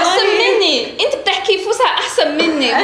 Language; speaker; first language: Arabic; non-native, fluent; Chinese